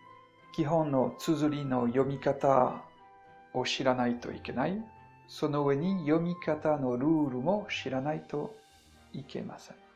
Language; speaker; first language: Japanese; non-native, fluent; French